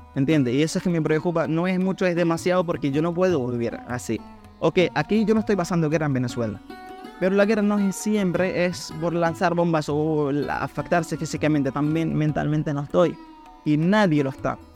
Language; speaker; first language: Spanish; non-native, fluent; Arabic